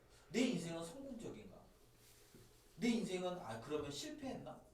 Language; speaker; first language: Korean; native; Korean